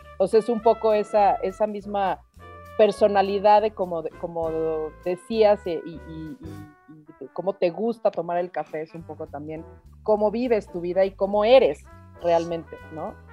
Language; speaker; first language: Spanish; native; Spanish